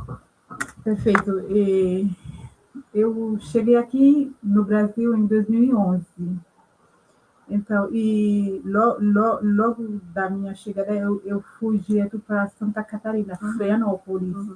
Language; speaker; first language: Portuguese; non-native, local second language; Haitian Creole